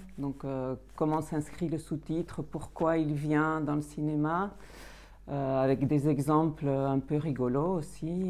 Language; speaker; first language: French; native; French